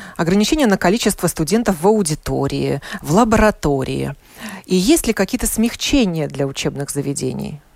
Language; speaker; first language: Russian; native; Russian